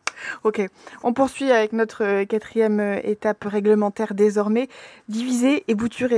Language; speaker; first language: French; native; French